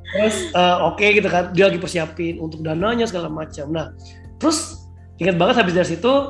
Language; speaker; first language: Indonesian; native; Indonesian